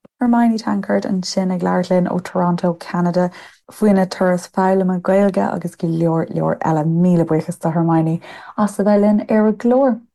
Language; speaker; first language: Irish; non-native, local second language; English